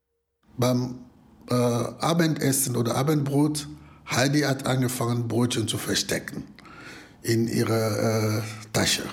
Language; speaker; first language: German; non-native, fluent; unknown